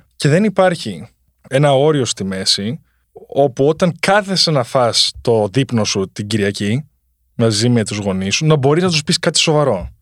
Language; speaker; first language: Greek; early bilingual, heritage; Greek